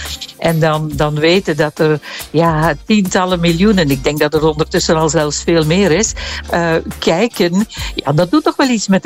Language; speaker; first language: Dutch; native; Dutch